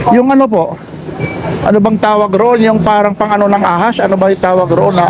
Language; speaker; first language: Filipino; non-native, local second language; Cebuano